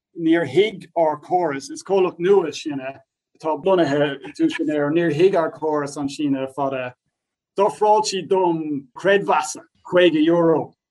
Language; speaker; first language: Irish; non-native, local second language; English